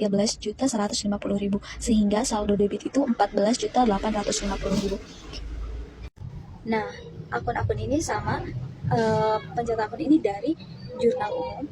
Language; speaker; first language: Indonesian; native; Indonesian